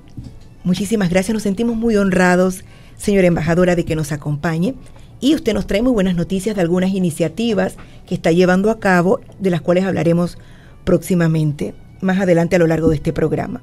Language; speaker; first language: Spanish; native; Spanish